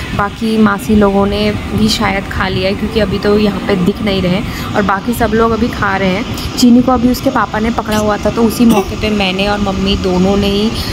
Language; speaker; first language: Hindi; non-native, local second language; Bangla